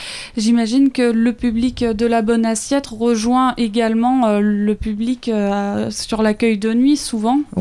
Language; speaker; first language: French; native; French